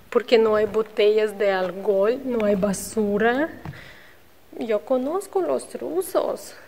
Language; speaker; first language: Spanish; non-native, fluent; Russian